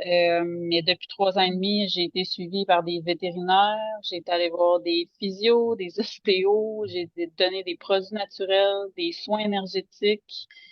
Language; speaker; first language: French; native; French